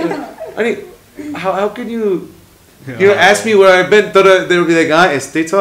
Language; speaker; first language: Nepali; non-native, learner; English